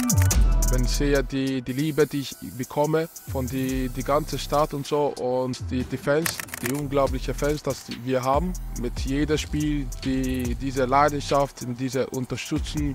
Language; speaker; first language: German; non-native, fluent; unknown